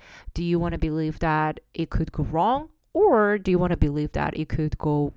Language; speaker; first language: English; non-native, fluent; Korean